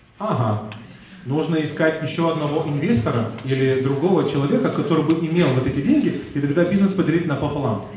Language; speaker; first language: Russian; non-native, fluent; Lithuanian